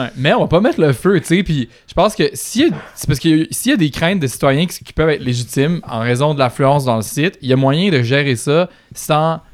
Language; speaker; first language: French; native; French